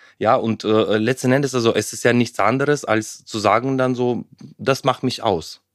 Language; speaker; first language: German; non-native, fluent; Ukrainian